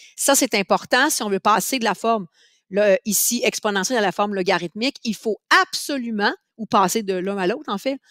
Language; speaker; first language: French; native; French